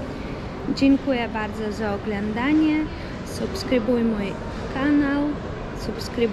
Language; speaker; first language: Polish; early bilingual, heritage; Polish